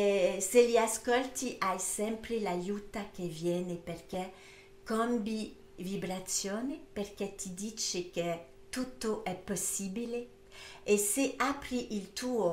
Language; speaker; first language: Italian; early bilingual, heritage; French